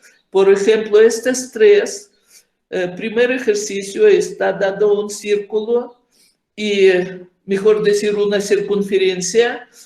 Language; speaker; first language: Spanish; non-native, fluent; Ukrainian